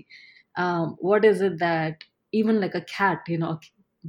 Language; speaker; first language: English; non-native, local second language; Gujarati